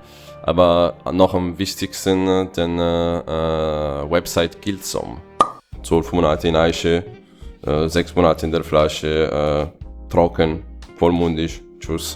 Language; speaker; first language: German; non-native, fluent; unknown